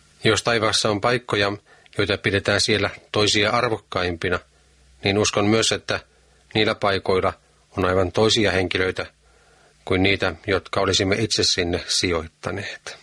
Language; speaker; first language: Finnish; native; Finnish